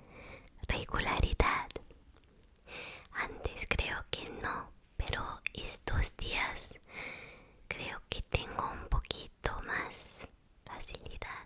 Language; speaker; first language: Spanish; non-native, learner; Korean